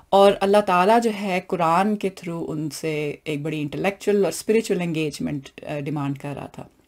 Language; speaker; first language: Urdu; non-native, local second language; Punjabi